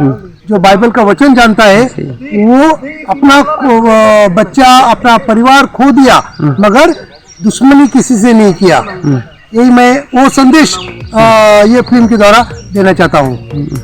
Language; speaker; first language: Hindi; non-native, local second language; Marathi